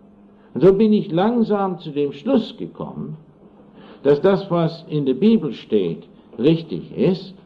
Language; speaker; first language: German; non-native, fluent; English